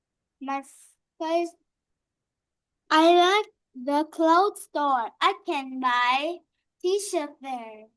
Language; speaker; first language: English; non-native, learner; Vietnamese